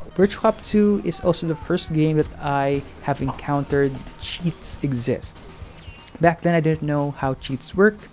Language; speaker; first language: English; non-native, local second language; Hiligaynon